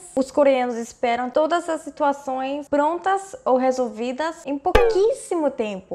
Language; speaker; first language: Portuguese; non-native, fluent; Korean